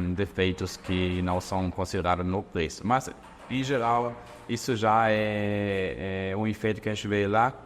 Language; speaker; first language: Portuguese; non-native, fluent; German